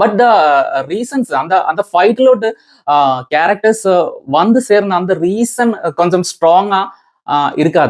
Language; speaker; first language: Tamil; non-native, learner; Malayalam